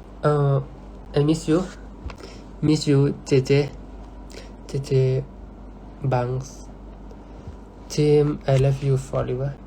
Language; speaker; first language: English; non-native, learner; Thai